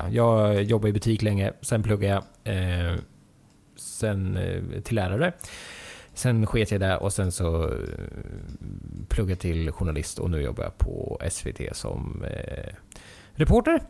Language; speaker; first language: Swedish; native; Swedish